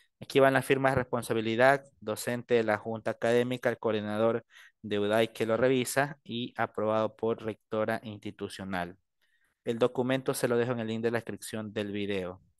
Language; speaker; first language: Spanish; native; Spanish